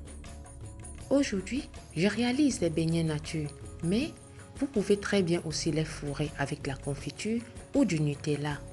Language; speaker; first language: French; native; French